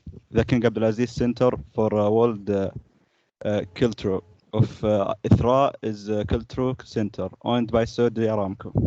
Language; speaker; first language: English; non-native, learner; Arabic